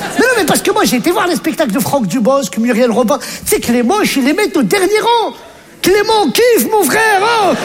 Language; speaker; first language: French; native; French